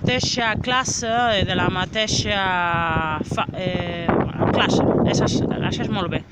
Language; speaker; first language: Catalan; non-native, local second language; Spanish